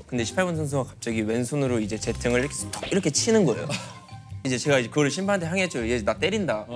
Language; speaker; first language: Korean; native; Korean